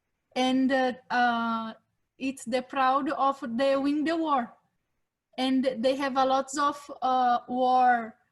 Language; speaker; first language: English; non-native, fluent; Portuguese